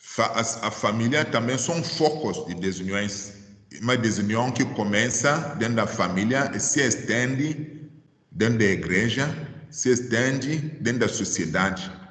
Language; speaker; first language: Portuguese; non-native, fluent; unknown